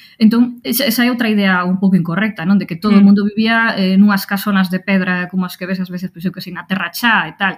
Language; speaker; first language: Galician; non-native, local second language; Spanish